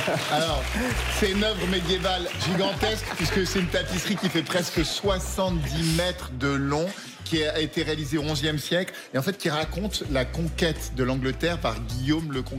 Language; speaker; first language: French; native; French